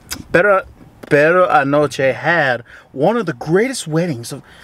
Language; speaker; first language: English; early bilingual, other home language; Spanish